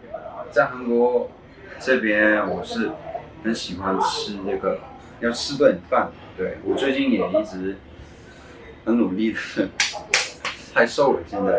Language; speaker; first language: Chinese; non-native, local second language; Cantonese